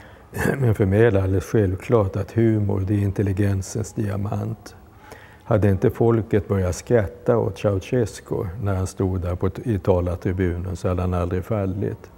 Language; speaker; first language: Swedish; native; Swedish